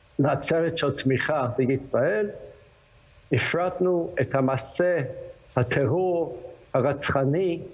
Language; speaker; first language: Hebrew; non-native, fluent; English